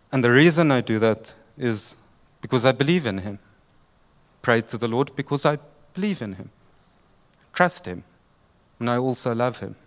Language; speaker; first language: English; native; English